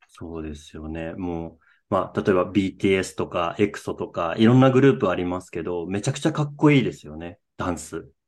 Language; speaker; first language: Japanese; native; Japanese